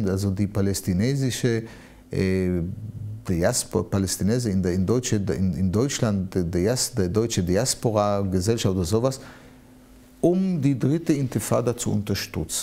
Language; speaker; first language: German; non-native, fluent; Hebrew